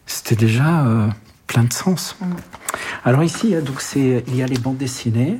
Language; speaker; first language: French; early bilingual, other home language; Arabic